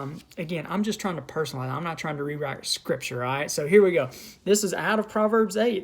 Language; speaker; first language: English; native; English